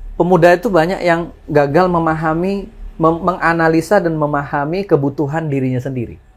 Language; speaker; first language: Indonesian; non-native, local second language; Madurese